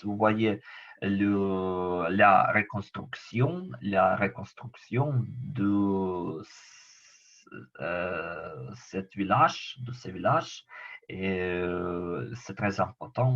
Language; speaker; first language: French; non-native, learner; Ukrainian